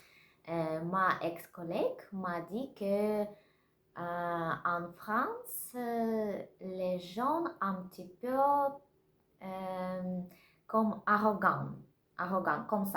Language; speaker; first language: French; non-native, learner; Russian